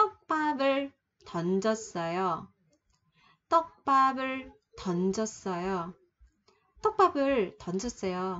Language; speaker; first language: Korean; non-native, fluent; Vietnamese